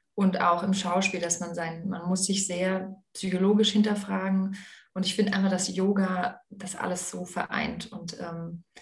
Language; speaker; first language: German; native; German